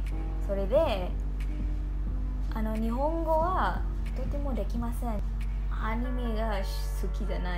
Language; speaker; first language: Japanese; non-native, learner; Malay